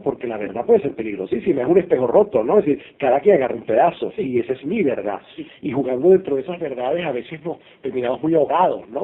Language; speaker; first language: Spanish; native; Spanish